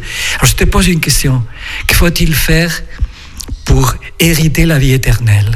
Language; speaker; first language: French; non-native, fluent; Spanish